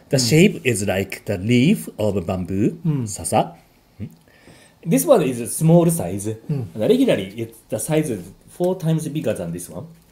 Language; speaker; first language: English; non-native, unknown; Japanese